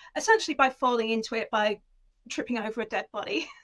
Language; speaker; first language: English; native; English